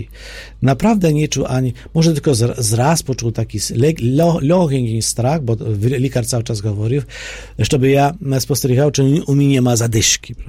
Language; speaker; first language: Polish; non-native, fluent; Ukrainian